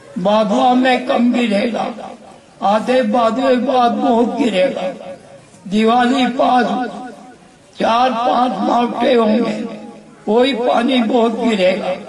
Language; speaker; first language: Hindi; native; Hindi